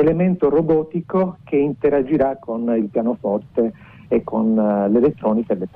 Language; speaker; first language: Italian; native; Italian